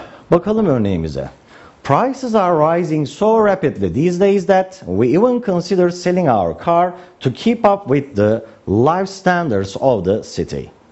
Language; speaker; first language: English; non-native, fluent; Turkish